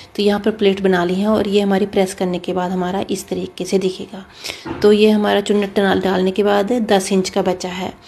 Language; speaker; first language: Hindi; native; Hindi